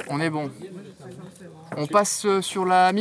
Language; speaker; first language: French; native; French